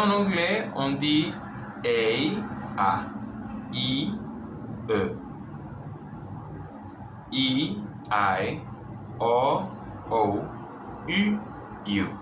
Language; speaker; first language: French; non-native, learner; Spanish